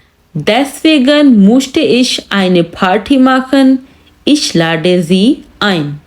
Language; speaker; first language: German; non-native, learner; Urdu